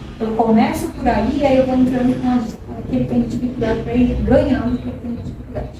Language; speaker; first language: Portuguese; native; Portuguese